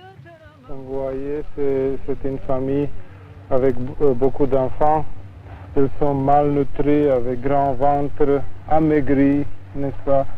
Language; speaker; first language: French; non-native, fluent; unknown